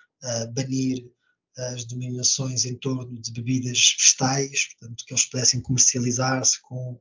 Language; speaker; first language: Portuguese; native; Portuguese